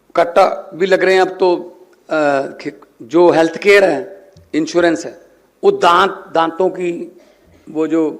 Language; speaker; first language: Hindi; non-native, local second language; Punjabi